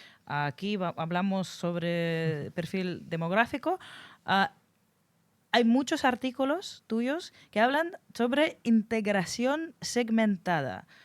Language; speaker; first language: Spanish; non-native, fluent; Russian